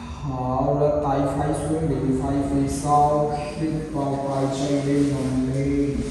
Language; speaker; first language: Vietnamese; non-native, learner; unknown